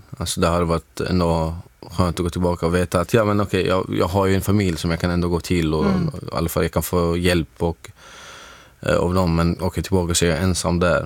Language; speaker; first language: Swedish; non-native, fluent; Arabic